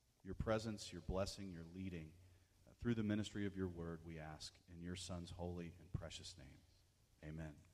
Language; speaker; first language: English; native; English